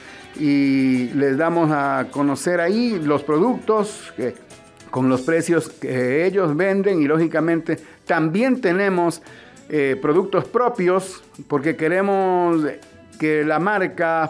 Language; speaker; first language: Spanish; native; Spanish